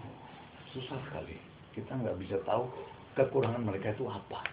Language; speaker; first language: Indonesian; non-native, fluent; Sindhi